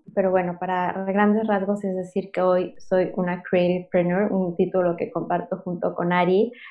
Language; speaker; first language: Spanish; native; Spanish